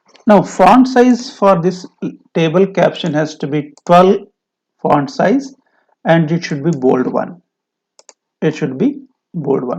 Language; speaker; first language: English; non-native, local second language; Kannada